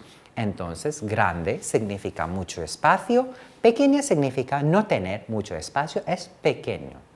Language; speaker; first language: Spanish; non-native, fluent; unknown